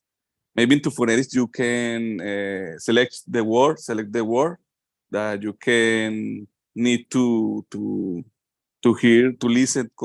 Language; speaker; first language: English; non-native, learner; Spanish